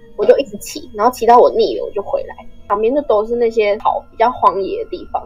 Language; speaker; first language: Chinese; native; Chinese